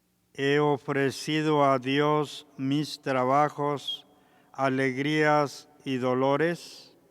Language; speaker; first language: Spanish; native; Spanish